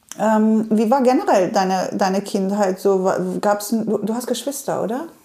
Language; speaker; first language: German; native; German